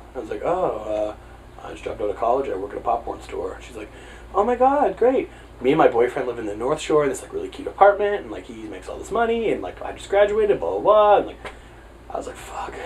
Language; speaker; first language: English; native; English